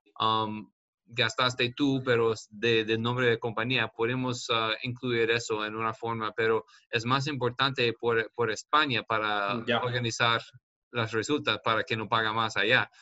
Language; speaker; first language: Spanish; non-native, learner; English